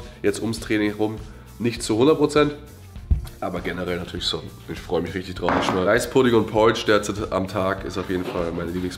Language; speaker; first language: German; native; German